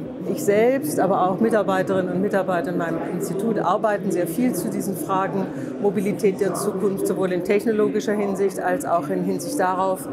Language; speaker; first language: German; native; German